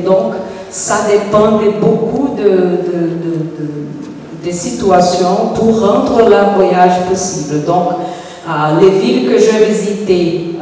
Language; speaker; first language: French; non-native, fluent; Portuguese